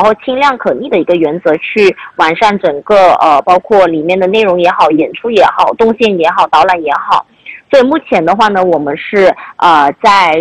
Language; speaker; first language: Chinese; early bilingual, heritage; Chinese